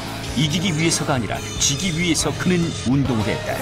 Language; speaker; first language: Korean; native; Korean